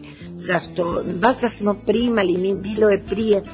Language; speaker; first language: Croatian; early bilingual, heritage; Serbian